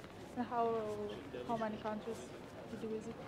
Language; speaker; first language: English; non-native, learner; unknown